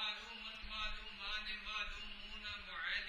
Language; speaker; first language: Arabic; non-native, learner; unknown